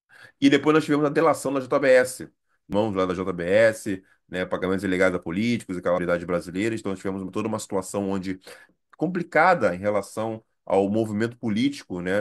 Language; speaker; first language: Portuguese; native; Portuguese